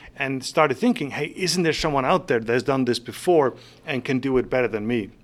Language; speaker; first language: English; non-native, fluent; Faroese